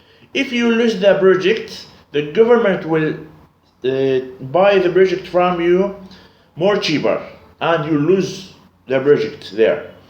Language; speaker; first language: English; non-native, learner; Arabic